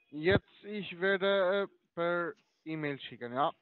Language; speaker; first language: German; non-native, learner; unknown